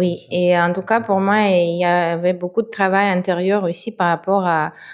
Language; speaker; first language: French; non-native, fluent; Russian